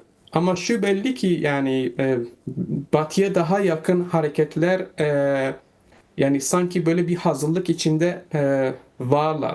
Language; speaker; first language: Turkish; non-native, fluent; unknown